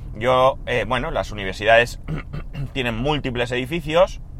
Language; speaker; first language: Spanish; native; Spanish